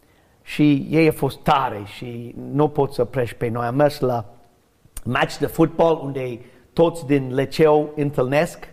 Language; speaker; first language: Romanian; non-native, learner; English